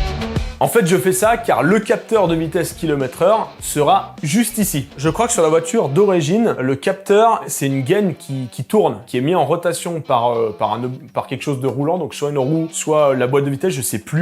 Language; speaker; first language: French; native; French